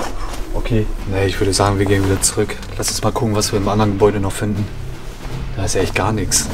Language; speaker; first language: German; native; German